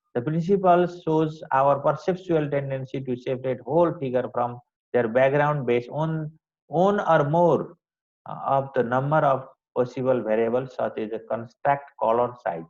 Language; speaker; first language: English; non-native, local second language; Nepali